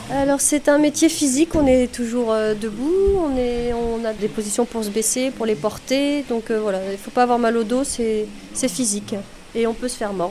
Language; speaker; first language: French; native; French